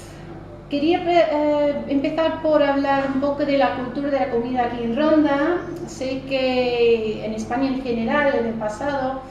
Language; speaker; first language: Spanish; non-native, fluent; English